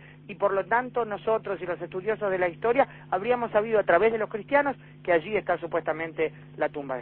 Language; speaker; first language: Spanish; native; Spanish